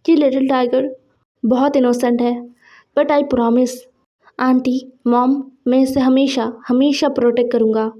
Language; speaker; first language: Hindi; non-native, local second language; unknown